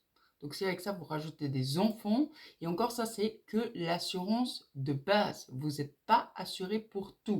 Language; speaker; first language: French; native; French